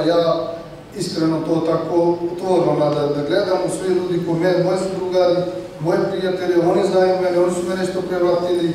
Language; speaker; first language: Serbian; non-native, learner; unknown